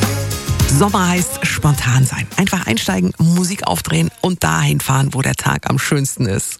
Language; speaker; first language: German; native; German